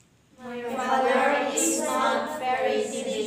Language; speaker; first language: English; non-native, learner; Indonesian